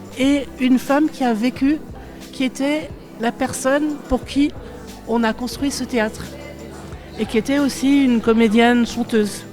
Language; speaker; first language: French; native; French